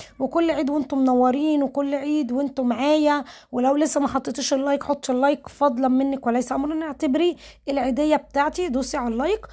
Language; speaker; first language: Arabic; native; Arabic